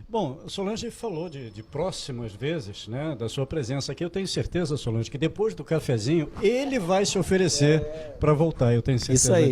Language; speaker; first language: Portuguese; native; Portuguese